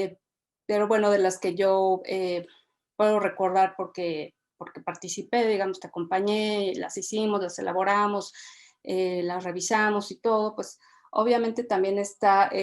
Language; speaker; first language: Spanish; native; Spanish